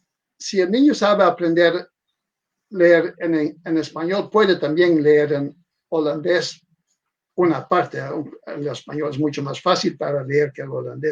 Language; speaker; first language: Spanish; non-native, fluent; Dutch